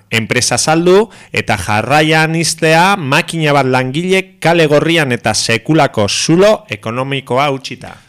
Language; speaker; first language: Basque; non-native, local second language; Spanish